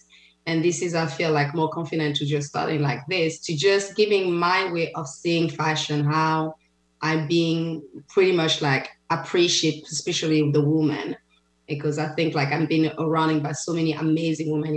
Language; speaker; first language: English; non-native, fluent; French